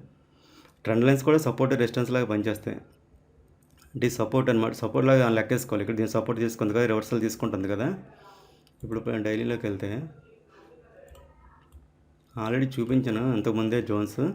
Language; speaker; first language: Telugu; native; Telugu